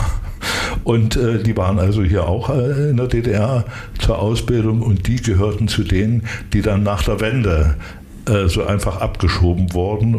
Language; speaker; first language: German; native; German